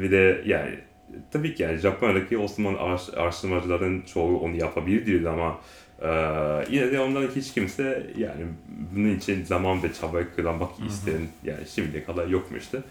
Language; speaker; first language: Turkish; non-native, learner; Japanese